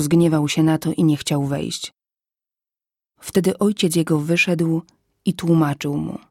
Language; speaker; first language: Polish; native; Polish